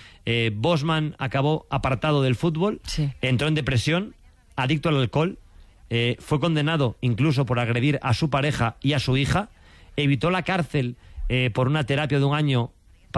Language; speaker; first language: Spanish; native; Spanish